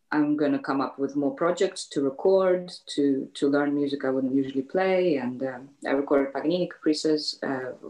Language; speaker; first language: English; native; English